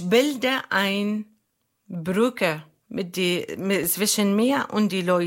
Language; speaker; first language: German; non-native, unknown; Arabic